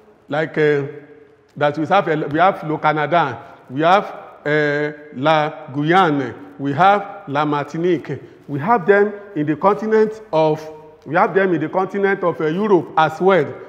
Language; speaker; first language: English; non-native, local second language; Yoruba